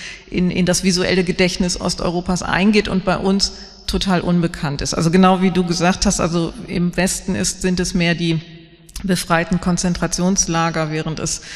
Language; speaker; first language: German; native; German